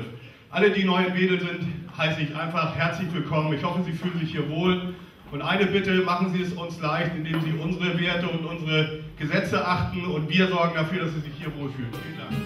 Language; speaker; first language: German; native; German